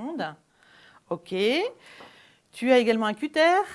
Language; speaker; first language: French; native; French